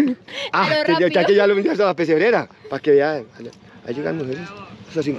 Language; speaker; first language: Spanish; native; Spanish